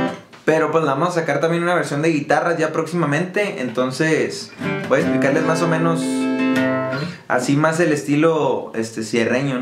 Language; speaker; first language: Spanish; native; Spanish